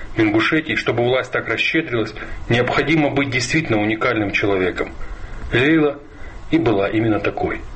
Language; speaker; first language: Russian; non-native, local second language; Ingush